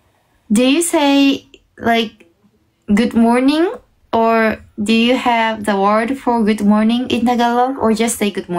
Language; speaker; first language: English; non-native, fluent; Japanese